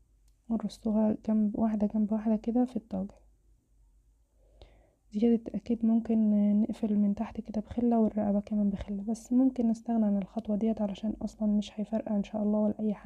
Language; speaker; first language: Arabic; native; Arabic